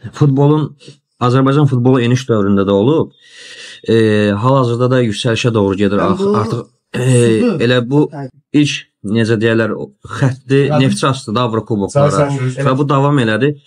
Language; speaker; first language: Azerbaijani; native; Azerbaijani